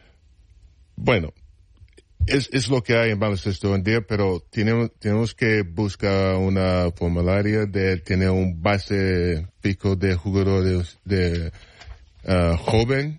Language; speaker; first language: Spanish; non-native, fluent; English